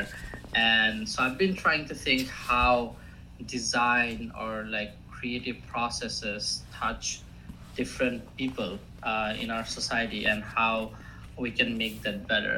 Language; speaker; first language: English; non-native, local second language; Assamese